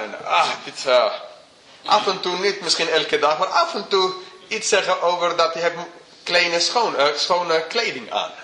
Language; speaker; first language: Dutch; non-native, fluent; English